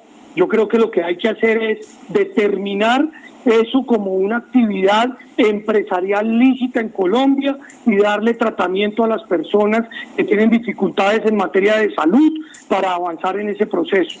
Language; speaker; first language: Spanish; native; Spanish